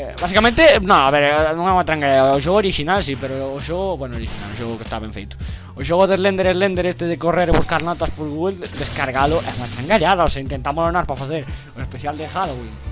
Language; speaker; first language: Galician; non-native, local second language; Spanish